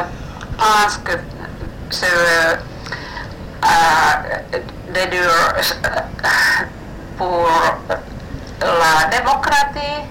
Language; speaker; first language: French; non-native, learner; Finnish